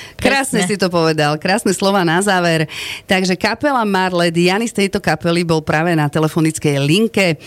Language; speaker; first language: Slovak; native; Slovak